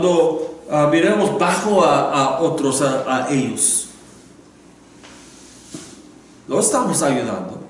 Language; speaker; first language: Spanish; non-native, learner; English